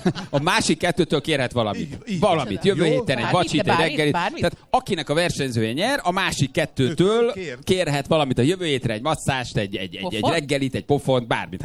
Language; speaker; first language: Hungarian; native; Hungarian